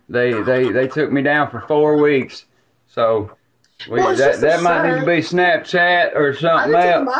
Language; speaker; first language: English; native; English